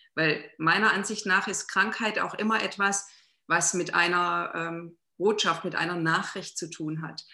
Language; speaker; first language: German; native; German